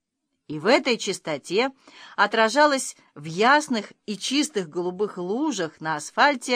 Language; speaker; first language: Russian; native; Russian